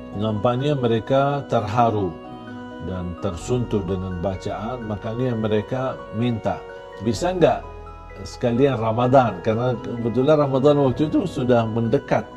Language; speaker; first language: Indonesian; non-native, fluent; Arabic